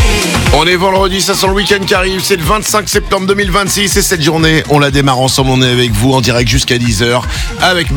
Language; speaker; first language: French; native; French